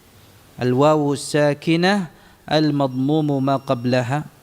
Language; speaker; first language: Arabic; non-native, fluent; Indonesian